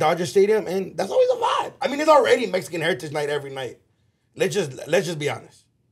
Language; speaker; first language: English; early bilingual, other home language; Spanish